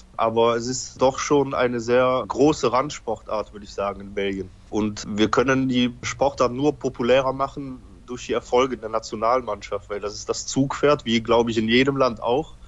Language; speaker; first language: German; early bilingual, other home language; Polish